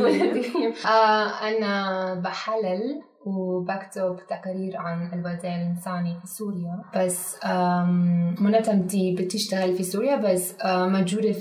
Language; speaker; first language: Arabic; non-native, learner; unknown